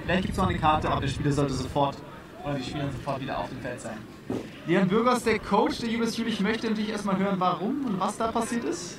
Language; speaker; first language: German; native; German